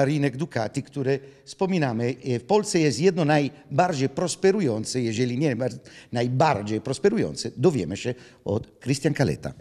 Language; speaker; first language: Polish; non-native, fluent; Italian